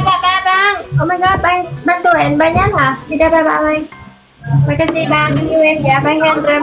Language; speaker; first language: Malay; non-native, learner; Vietnamese